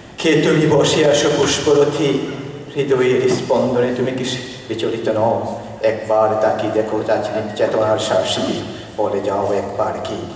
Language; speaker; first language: Bangla; non-native, local second language; Manipuri